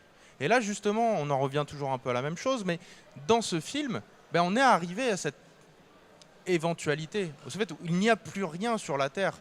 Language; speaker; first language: French; native; French